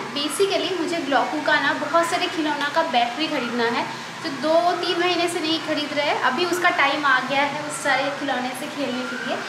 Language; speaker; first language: Hindi; non-native, local second language; Bangla